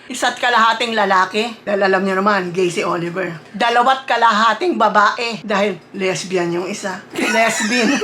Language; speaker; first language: Filipino; native; Filipino